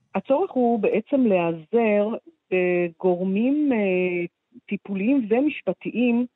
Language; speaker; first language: Hebrew; native; Hebrew